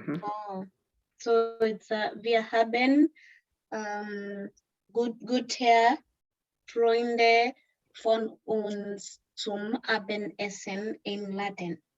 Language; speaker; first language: German; non-native, learner; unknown